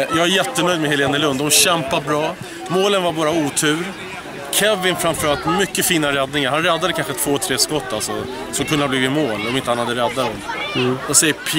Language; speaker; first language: Swedish; native; Swedish